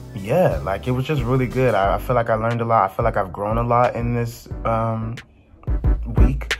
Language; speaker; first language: English; native; English